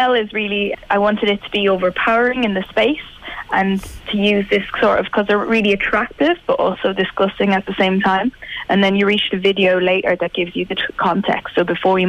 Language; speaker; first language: English; native; English